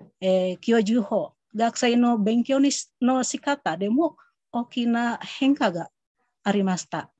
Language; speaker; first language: Japanese; non-native, fluent; Indonesian